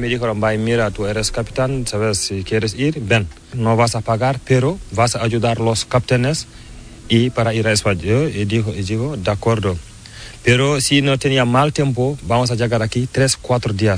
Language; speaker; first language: Spanish; non-native, learner; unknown